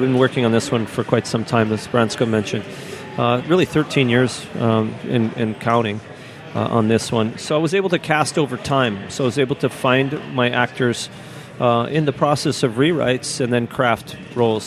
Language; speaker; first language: English; native; English